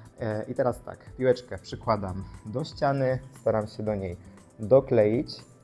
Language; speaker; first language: Polish; native; Polish